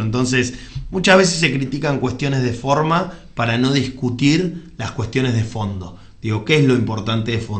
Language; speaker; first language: Spanish; native; Spanish